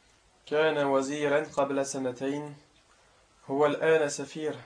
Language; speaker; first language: Arabic; non-native, learner; French